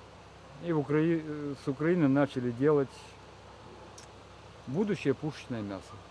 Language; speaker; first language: Russian; native; Russian